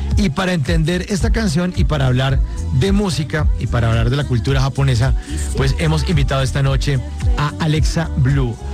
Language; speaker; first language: Spanish; native; Spanish